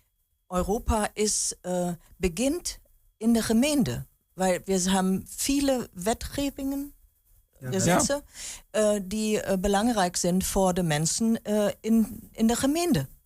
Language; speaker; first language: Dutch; non-native, learner; German